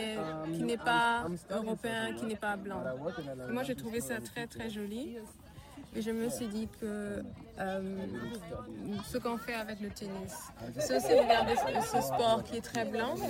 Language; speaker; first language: French; early bilingual, heritage; French